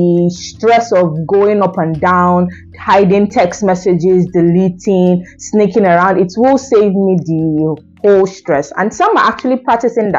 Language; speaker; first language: English; non-native, local second language; Igbo